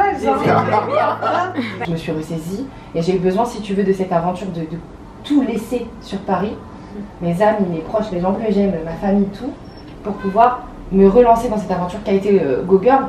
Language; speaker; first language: French; native; French